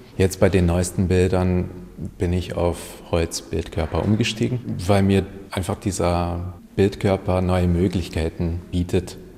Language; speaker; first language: German; non-native, fluent; Hungarian